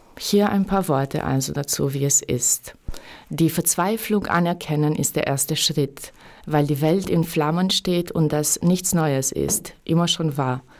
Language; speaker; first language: German; native; German